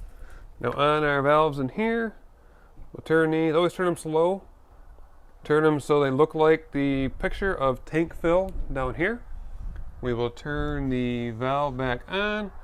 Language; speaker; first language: English; native; English